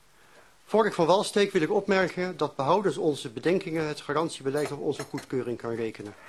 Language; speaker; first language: Dutch; native; Dutch